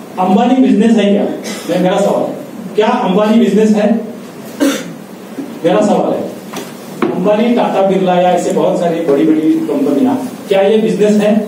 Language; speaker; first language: Hindi; non-native, local second language; Marathi